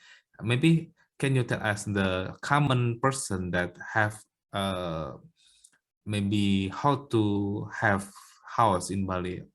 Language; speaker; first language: English; non-native, learner; Indonesian